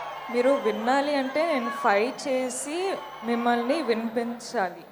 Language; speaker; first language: Telugu; non-native, fluent; Kodava